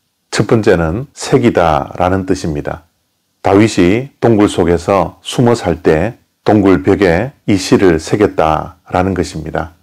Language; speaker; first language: Korean; native; Korean